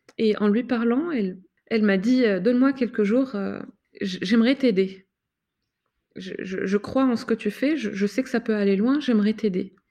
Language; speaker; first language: French; non-native, fluent; Arabic